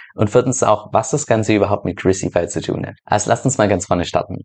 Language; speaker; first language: German; native; German